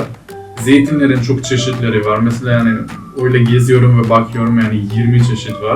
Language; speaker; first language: Turkish; non-native, fluent; Macedonian